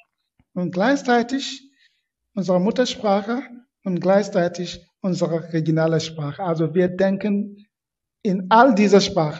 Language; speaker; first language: German; non-native, fluent; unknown